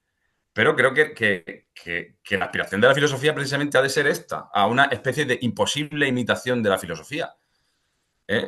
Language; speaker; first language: Spanish; native; Spanish